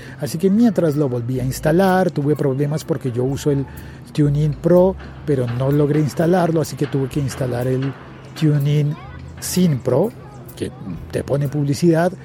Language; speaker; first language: Spanish; native; Spanish